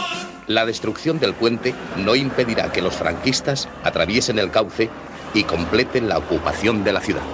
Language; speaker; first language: Spanish; native; Spanish